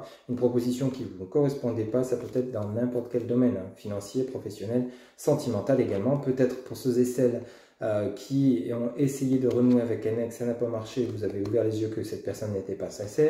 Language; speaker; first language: French; native; French